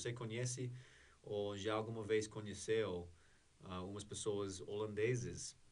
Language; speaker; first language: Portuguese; non-native, learner; English